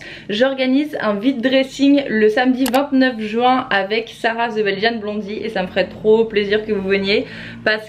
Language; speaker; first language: French; native; French